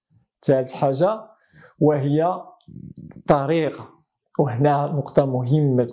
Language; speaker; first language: Arabic; native; Arabic